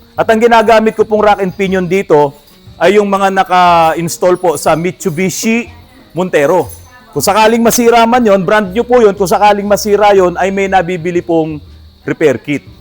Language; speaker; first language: Filipino; native; Filipino